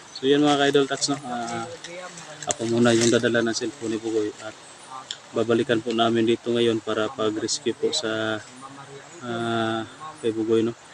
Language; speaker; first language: Filipino; native; Filipino